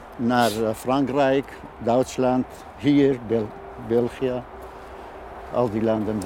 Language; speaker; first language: Dutch; non-native, fluent; Kurdish